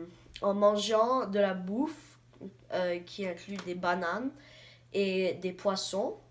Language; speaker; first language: French; non-native, learner; English